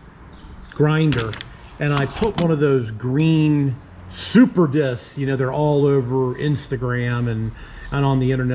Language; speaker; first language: English; native; English